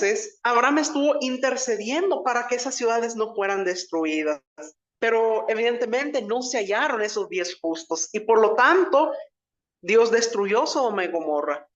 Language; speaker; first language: Spanish; native; Spanish